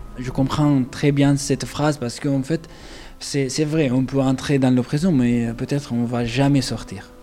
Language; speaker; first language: French; non-native, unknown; Arabic